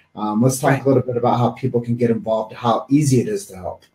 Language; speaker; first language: English; native; English